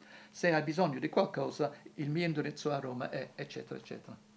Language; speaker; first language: Italian; non-native, fluent; English